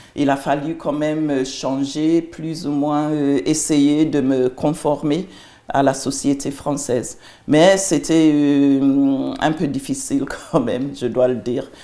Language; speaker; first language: French; non-native, fluent; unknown